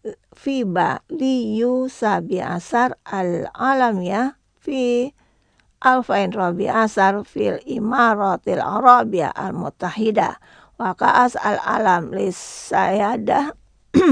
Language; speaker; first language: Arabic; non-native, learner; Indonesian